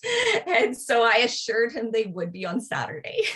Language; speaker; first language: English; native; English